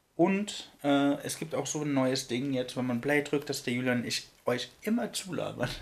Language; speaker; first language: German; native; German